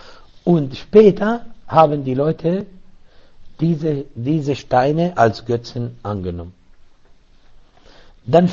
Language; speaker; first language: German; non-native, fluent; Arabic